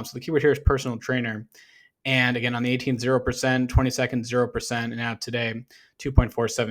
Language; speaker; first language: English; native; English